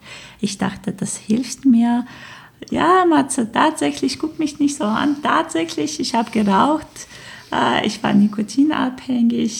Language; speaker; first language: German; non-native, fluent; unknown